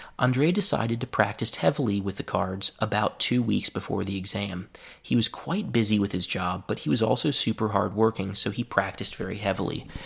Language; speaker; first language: English; native; English